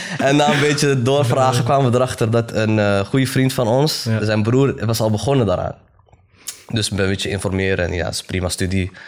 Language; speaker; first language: Dutch; early bilingual, other home language; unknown